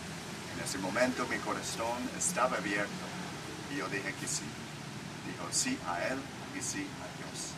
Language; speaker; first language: Spanish; non-native, learner; English